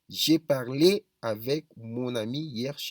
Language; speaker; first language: French; non-native, fluent; Spanish